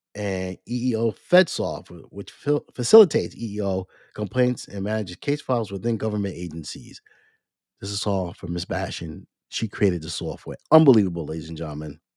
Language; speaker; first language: English; native; English